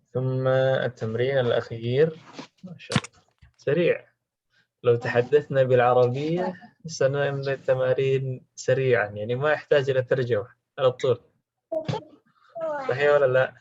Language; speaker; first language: Arabic; non-native, fluent; Indonesian